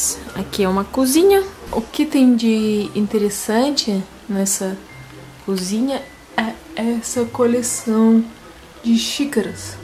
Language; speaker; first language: Portuguese; non-native, fluent; Russian